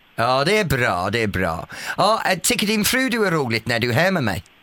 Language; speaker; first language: Swedish; non-native, fluent; English